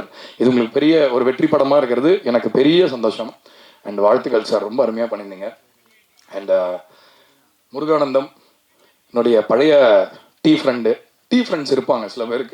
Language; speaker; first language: Tamil; native; Tamil